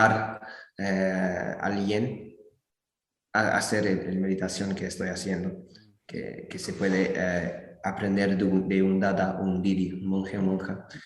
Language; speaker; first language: Spanish; non-native, learner; English